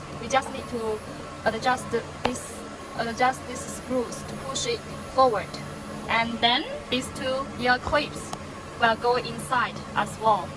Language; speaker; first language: English; non-native, learner; Chinese